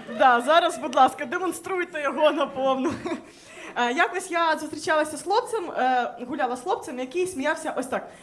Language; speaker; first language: Ukrainian; native; Ukrainian